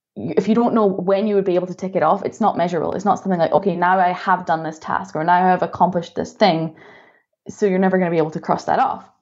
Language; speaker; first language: English; native; English